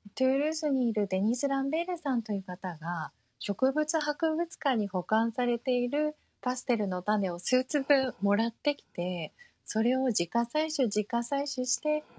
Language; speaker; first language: Japanese; early bilingual, heritage; Japanese